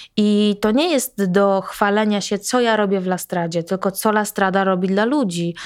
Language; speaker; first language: Polish; native; Polish